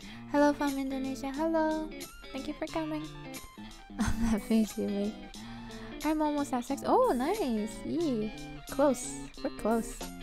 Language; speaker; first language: English; early bilingual, other home language; Japanese